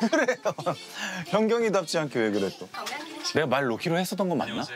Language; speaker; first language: Korean; native; Korean